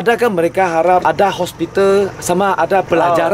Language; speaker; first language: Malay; non-native, local second language; Chinese